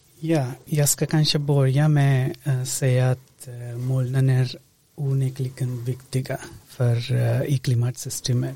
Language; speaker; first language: Swedish; non-native, fluent; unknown